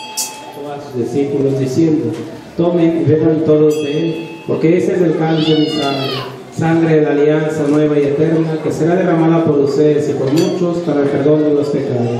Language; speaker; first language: Spanish; native; Spanish